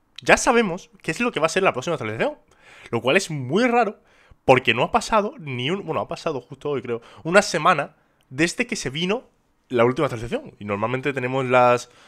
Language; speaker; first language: Spanish; native; Spanish